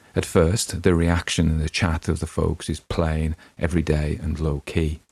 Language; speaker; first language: English; native; English